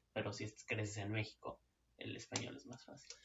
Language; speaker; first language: Spanish; native; Spanish